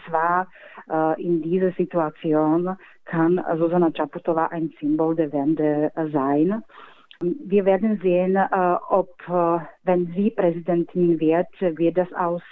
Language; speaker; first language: German; non-native, fluent; Slovak